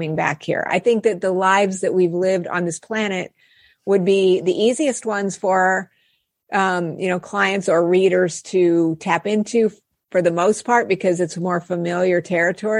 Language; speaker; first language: English; native; English